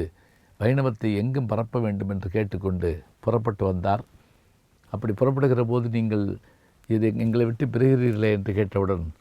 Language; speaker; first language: Tamil; native; Tamil